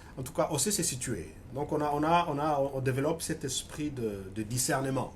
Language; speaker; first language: French; non-native, local second language; Swahili